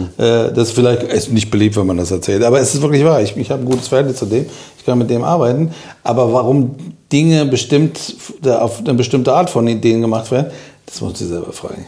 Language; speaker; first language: German; non-native, fluent; Persian